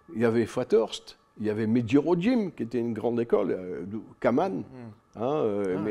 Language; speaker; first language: French; native; French